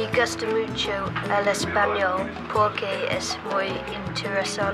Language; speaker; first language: Spanish; non-native, learner; English